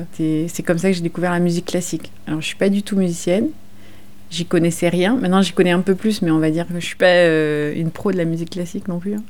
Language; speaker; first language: French; native; French